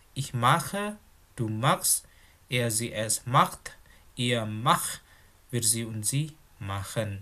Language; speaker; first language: German; non-native, fluent; Indonesian